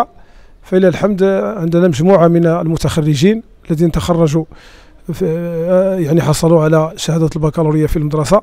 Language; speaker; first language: Arabic; native; Arabic